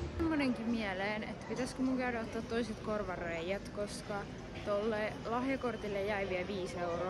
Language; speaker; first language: Finnish; native; Finnish